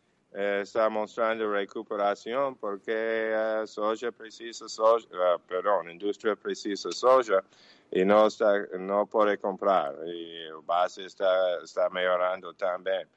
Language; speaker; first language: Portuguese; non-native, fluent; English